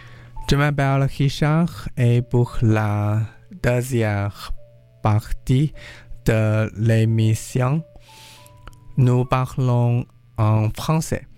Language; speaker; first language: French; non-native, learner; English